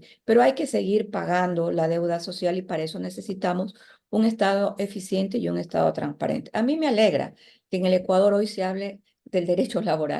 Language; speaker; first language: Spanish; native; Spanish